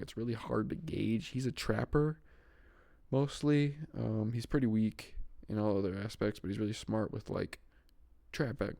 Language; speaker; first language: English; native; English